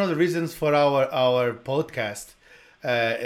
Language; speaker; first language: English; non-native, fluent; Portuguese